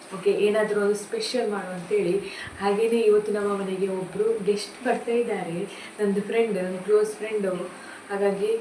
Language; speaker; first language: Kannada; non-native, local second language; Tulu